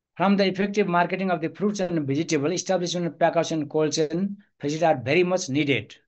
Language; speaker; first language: English; non-native, local second language; Nepali